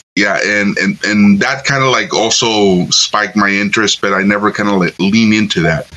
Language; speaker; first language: English; non-native, fluent; Spanish